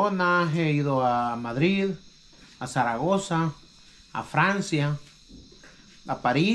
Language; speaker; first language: Spanish; native; Spanish